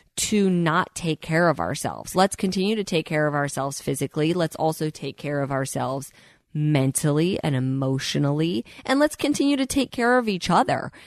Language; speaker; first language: English; native; English